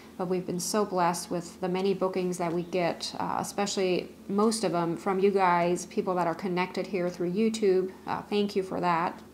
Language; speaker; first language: English; native; English